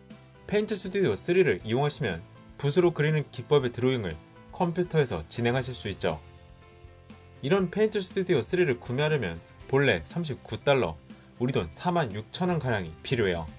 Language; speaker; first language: Korean; native; Korean